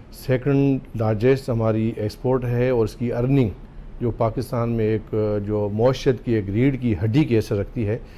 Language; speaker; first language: Urdu; native; Urdu